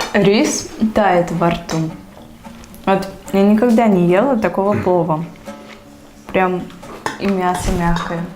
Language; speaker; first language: Russian; native; Russian